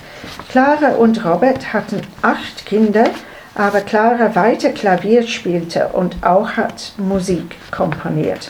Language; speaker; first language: German; non-native, learner; English